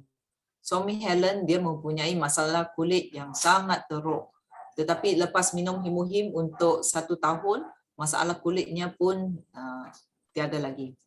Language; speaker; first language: Malay; native; Malay